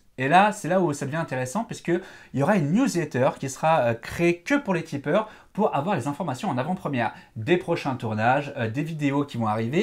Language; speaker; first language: French; native; French